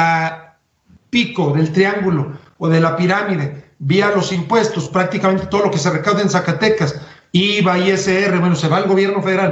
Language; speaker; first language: Spanish; native; Spanish